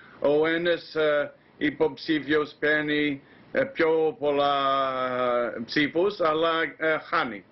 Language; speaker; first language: Greek; non-native, fluent; English